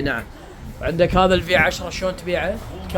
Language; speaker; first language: Arabic; native; Arabic